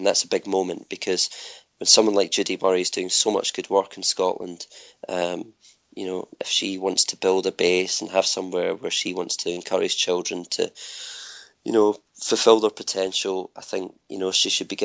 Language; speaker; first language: English; native; English